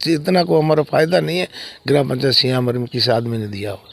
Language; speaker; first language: Hindi; native; Hindi